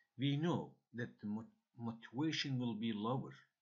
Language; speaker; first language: English; non-native, fluent; Turkish